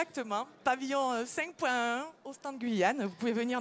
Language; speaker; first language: French; native; French